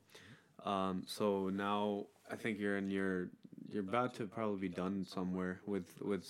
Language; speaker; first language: English; native; English